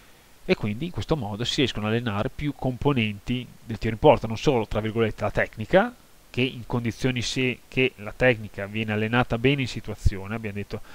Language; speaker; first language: Italian; native; Italian